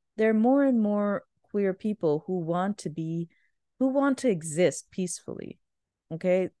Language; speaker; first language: English; non-native, local second language; Urdu